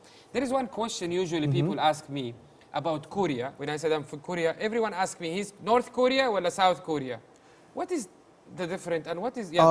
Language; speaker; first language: English; non-native, learner; Arabic